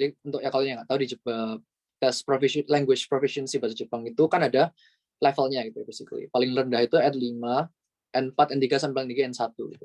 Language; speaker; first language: Indonesian; native; Indonesian